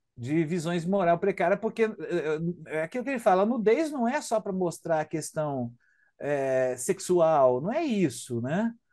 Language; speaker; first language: Portuguese; native; Portuguese